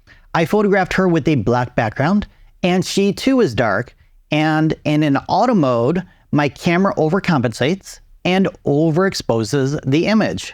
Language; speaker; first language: English; native; English